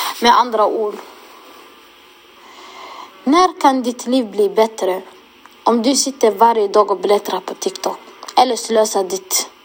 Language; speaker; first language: Swedish; non-native, local second language; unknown